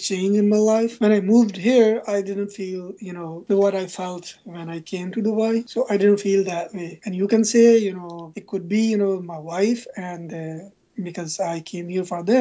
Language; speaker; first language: English; non-native, local second language; Punjabi